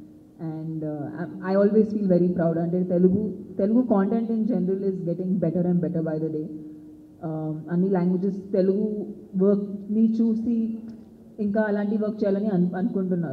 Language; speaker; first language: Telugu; non-native, fluent; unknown